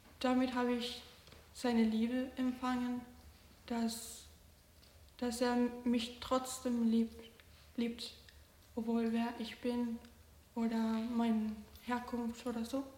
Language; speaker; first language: German; non-native, learner; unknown